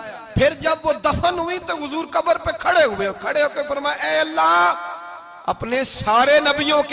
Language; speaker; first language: Hindi; non-native, local second language; Punjabi